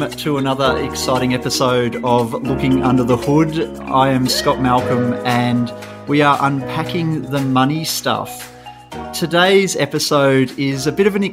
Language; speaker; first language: English; native; English